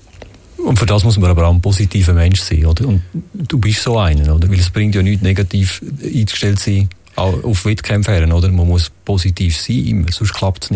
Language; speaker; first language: German; native; German